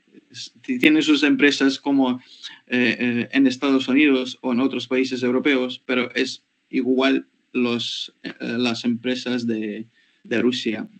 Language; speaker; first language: Spanish; non-native, fluent; Ukrainian